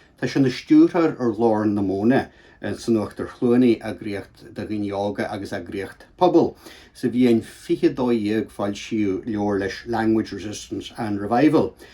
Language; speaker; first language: Irish; native; Irish